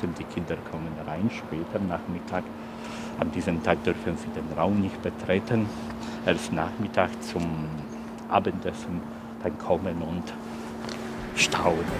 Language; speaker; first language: German; non-native, fluent; Polish